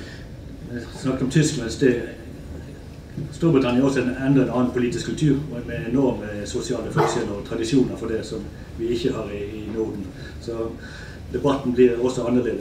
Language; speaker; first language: Norwegian; native; Norwegian